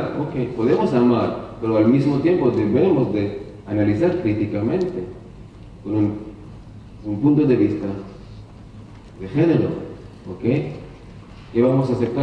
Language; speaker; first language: Spanish; non-native, learner; Hebrew